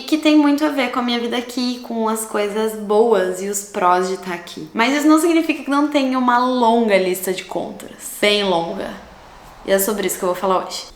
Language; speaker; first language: Portuguese; native; Portuguese